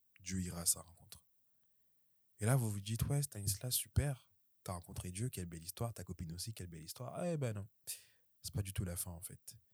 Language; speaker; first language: French; early bilingual, other home language; Haitian Creole